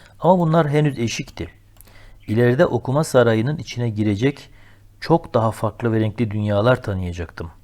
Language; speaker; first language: Turkish; native; Turkish